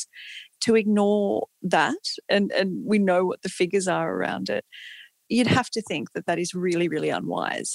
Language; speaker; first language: English; native; English